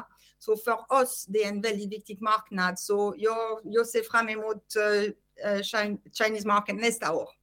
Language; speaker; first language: Swedish; non-native, fluent; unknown